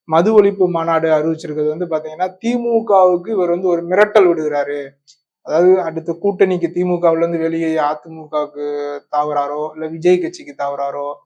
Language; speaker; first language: Tamil; non-native, local second language; Urdu